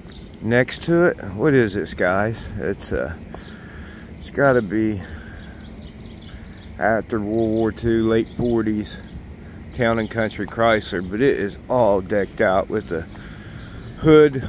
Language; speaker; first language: English; native; English